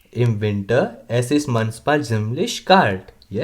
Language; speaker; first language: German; non-native, learner; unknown